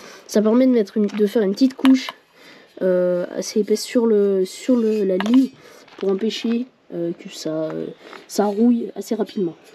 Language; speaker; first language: French; native; French